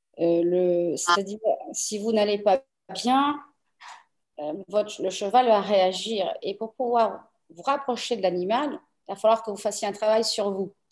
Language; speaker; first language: French; early bilingual, other home language; Portuguese